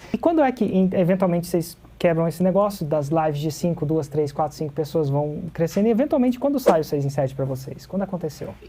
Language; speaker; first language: Portuguese; native; Portuguese